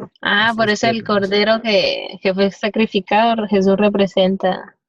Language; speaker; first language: Spanish; native; Spanish